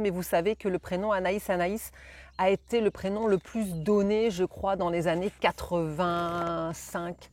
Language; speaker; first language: French; native; French